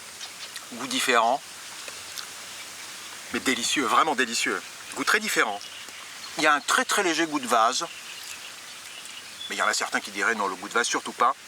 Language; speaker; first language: French; native; French